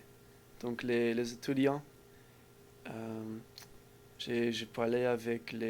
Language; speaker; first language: French; non-native, learner; English